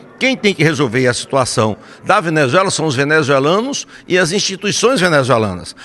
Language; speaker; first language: Portuguese; native; Portuguese